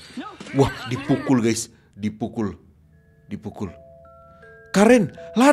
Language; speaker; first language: Indonesian; native; Indonesian